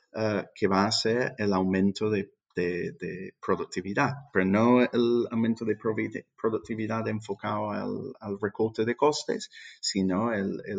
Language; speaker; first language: Spanish; non-native, fluent; English